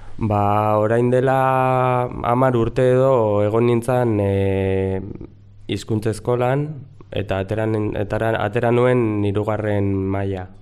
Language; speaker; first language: Basque; non-native, local second language; Spanish